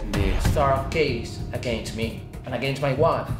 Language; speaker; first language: English; non-native, learner; Spanish